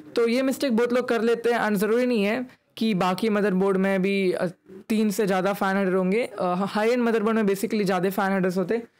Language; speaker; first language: Hindi; native; Hindi